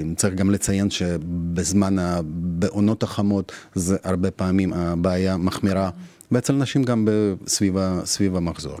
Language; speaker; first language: Hebrew; non-native, fluent; Russian